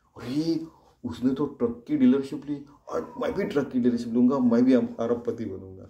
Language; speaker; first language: Hindi; non-native, local second language; Marathi